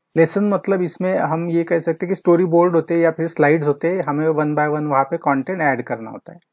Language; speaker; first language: Hindi; non-native, local second language; Marathi